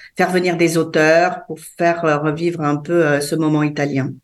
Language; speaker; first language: French; early bilingual, other home language; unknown